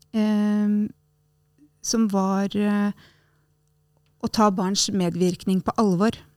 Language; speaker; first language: Norwegian; native; Norwegian